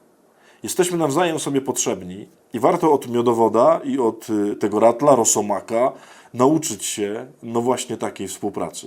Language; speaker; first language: Polish; native; Polish